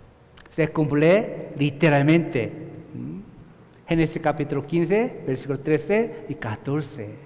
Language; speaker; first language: Spanish; non-native, fluent; Korean